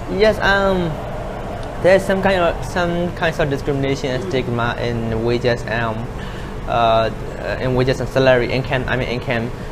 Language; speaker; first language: English; non-native, learner; Burmese